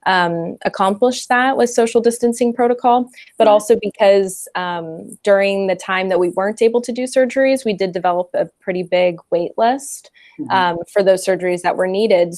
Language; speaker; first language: English; native; English